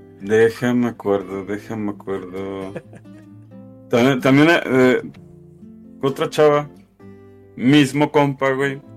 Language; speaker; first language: Spanish; native; Spanish